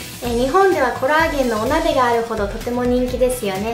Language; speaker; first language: Japanese; early bilingual, heritage; Japanese